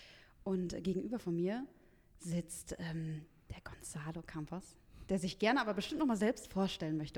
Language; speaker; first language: German; native; German